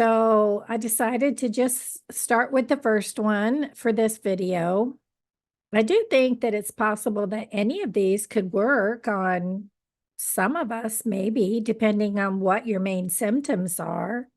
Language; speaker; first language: English; native; English